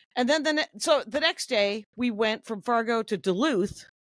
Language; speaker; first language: English; native; English